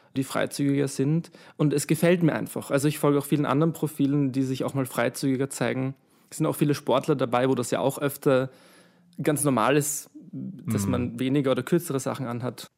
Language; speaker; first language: German; native; German